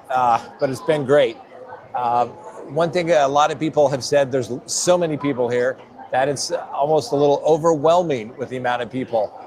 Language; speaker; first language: English; native; English